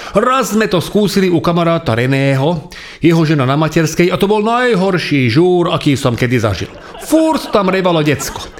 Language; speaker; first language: Slovak; non-native, local second language; Hungarian